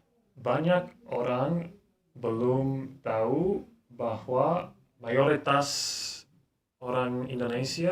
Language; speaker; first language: Indonesian; non-native, learner; English